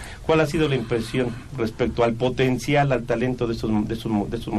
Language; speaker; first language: Spanish; native; Spanish